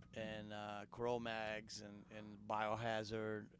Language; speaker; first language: English; non-native, fluent; Portuguese